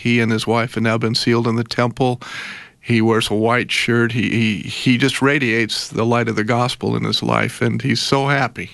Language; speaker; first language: English; native; English